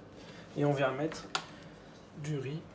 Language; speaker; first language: French; native; French